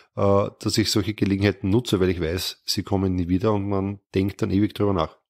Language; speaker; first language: German; native; German